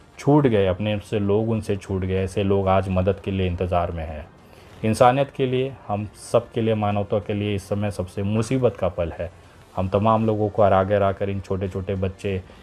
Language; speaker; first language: Hindi; native; Hindi